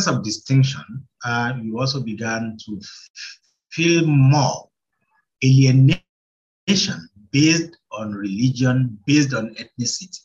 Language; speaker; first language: English; non-native, local second language; Yoruba